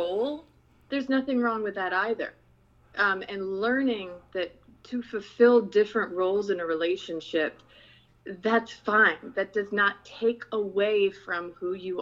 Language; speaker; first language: English; non-native, local second language; Filipino